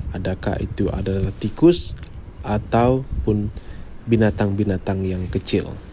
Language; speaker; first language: Malay; non-native, local second language; Iban